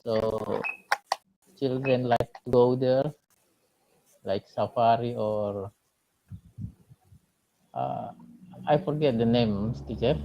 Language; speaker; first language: English; non-native, learner; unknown